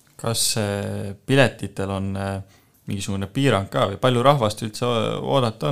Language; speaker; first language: Estonian; native; Estonian